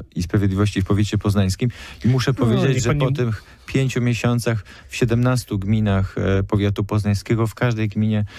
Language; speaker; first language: Polish; native; Polish